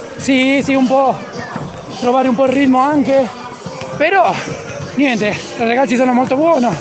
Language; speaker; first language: Italian; non-native, fluent; Spanish